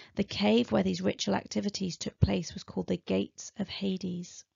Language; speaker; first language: English; native; English